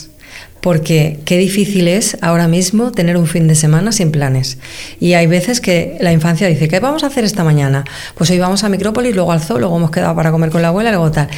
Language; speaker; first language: Spanish; native; Spanish